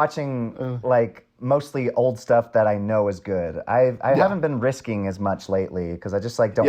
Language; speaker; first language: English; native; English